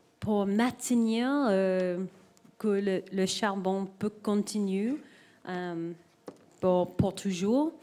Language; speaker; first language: French; non-native, learner; English